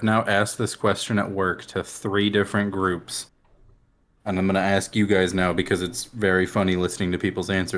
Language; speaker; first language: English; native; English